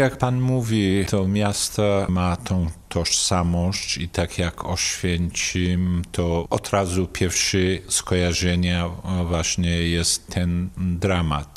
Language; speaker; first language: Polish; non-native, fluent; Kurdish